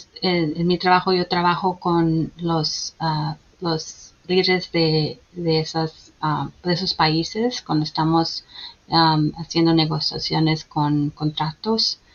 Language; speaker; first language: Spanish; early bilingual, heritage; Spanish